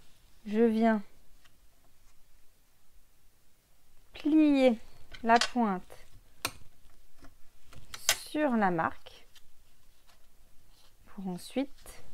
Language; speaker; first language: French; native; French